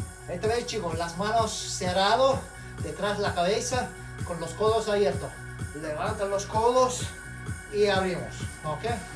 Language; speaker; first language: Spanish; non-native, learner; English